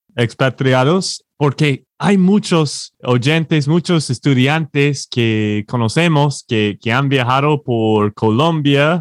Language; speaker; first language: Spanish; non-native, fluent; English